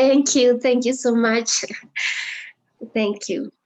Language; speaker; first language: English; non-native, learner; Spanish